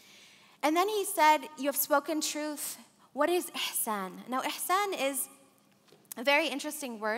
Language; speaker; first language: English; early bilingual, other home language; Arabic